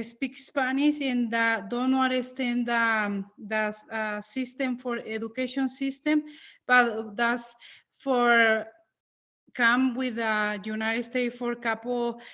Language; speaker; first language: English; non-native, learner; Spanish